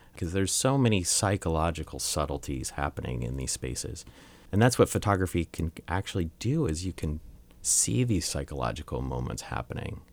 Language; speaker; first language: English; native; English